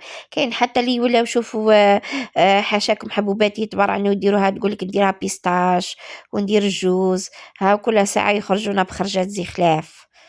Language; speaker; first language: Arabic; native; Arabic